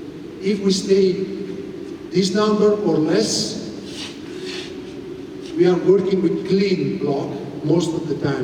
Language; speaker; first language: English; non-native, fluent; Italian